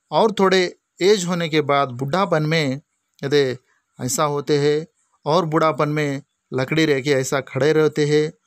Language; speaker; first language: Hindi; non-native, local second language; Lambadi